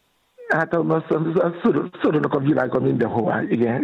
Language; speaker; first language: Hungarian; non-native, learner; Yoruba